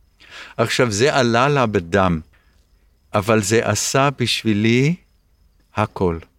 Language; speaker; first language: Hebrew; early bilingual, other home language; English